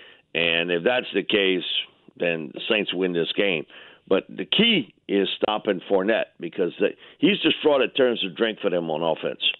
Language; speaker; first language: English; native; English